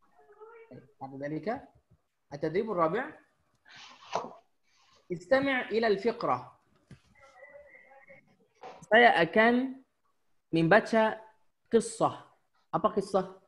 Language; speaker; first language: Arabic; non-native, fluent; Indonesian